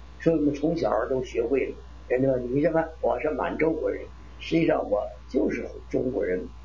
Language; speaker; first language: Chinese; native; Chinese